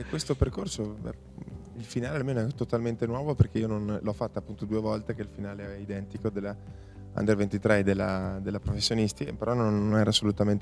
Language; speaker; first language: Italian; native; Italian